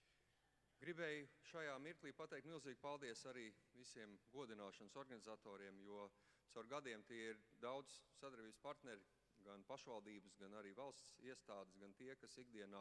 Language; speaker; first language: Latvian; native; Latvian